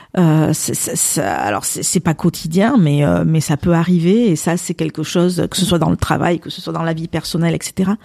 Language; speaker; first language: French; native; French